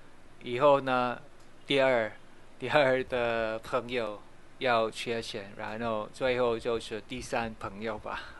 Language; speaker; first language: Chinese; non-native, fluent; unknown